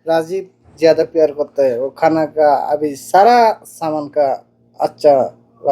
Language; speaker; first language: Hindi; non-native, local second language; Bangla